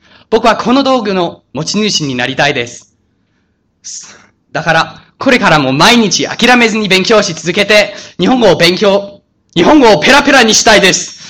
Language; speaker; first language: Japanese; non-native, fluent; English